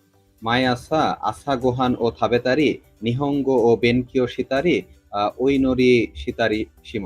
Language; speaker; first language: Japanese; non-native, learner; Bangla